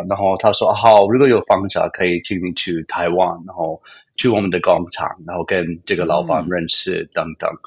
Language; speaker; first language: Chinese; non-native, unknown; English